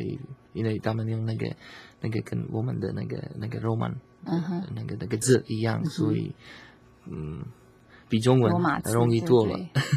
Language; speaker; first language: Chinese; non-native, learner; Slovak